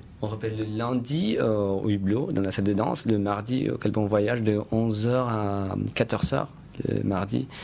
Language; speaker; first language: French; non-native, fluent; Spanish